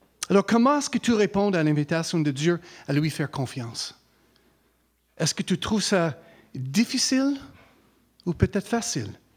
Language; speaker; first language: French; non-native, fluent; English